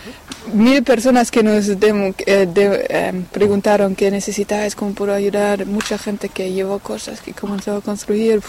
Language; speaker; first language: Spanish; non-native, fluent; French